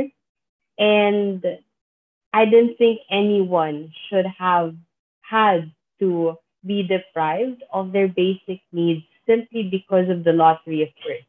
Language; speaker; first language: English; non-native, local second language; Filipino